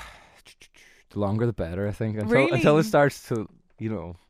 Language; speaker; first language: English; native; English